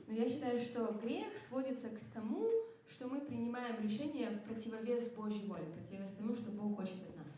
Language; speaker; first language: Russian; native; Russian